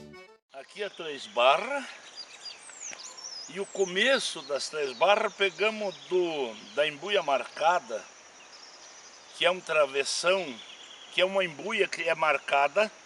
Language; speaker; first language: Portuguese; native; Portuguese